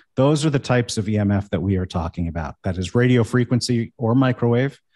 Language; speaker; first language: English; native; English